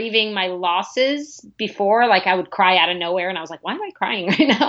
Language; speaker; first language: English; early bilingual, other home language; Arabic